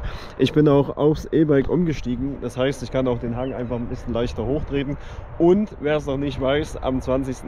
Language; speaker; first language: German; native; German